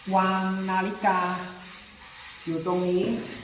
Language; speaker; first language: Thai; non-native, learner; Chinese